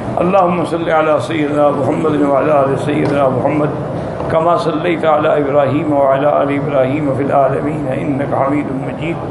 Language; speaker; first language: Urdu; native; Urdu